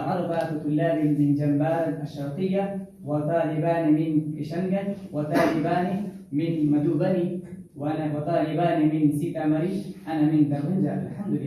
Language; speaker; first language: Arabic; non-native, learner; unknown